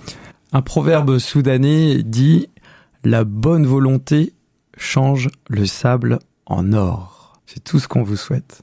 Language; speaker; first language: French; native; French